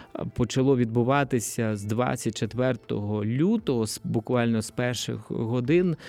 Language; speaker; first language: Ukrainian; native; Ukrainian